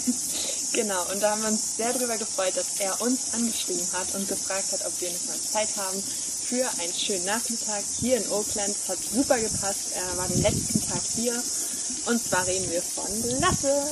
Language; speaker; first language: German; native; German